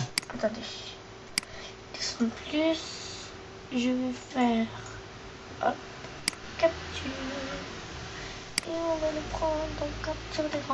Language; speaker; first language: French; native; French